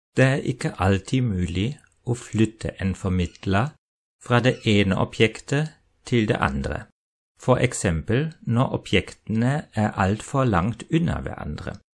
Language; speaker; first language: Norwegian; non-native, fluent; German